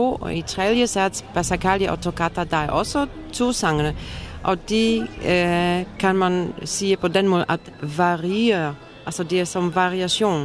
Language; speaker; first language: Danish; non-native, fluent; Polish